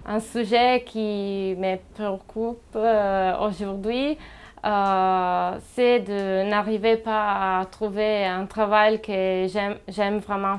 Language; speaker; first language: French; non-native, fluent; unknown